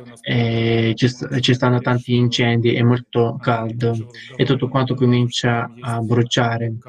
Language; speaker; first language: Italian; non-native, learner; Russian